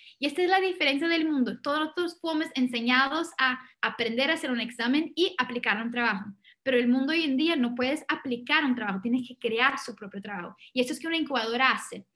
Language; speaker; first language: Spanish; non-native, fluent; Portuguese